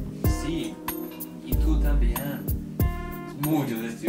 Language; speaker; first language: Spanish; non-native, learner; English